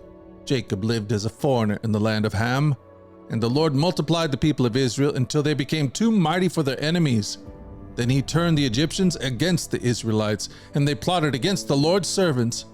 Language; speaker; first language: English; native; English